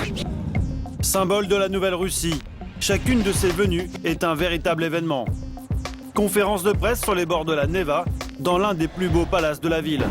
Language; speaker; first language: French; native; French